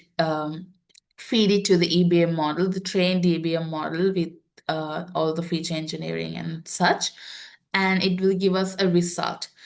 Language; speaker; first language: English; non-native, local second language; Sinhala